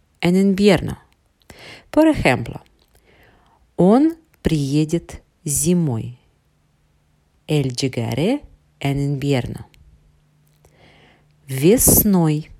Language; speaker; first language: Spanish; non-native, fluent; Russian